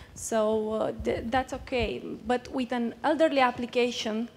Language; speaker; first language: English; non-native, fluent; Romanian